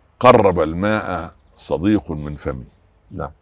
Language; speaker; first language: Arabic; native; Arabic